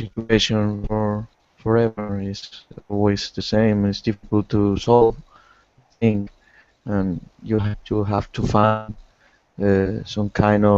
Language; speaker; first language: English; non-native, learner; Spanish